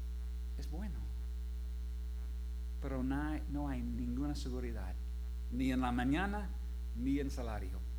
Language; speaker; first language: Spanish; non-native, fluent; English